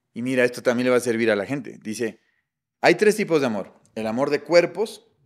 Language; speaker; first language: Spanish; native; Spanish